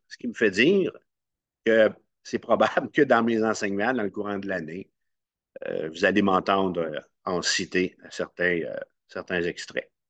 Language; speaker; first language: French; native; French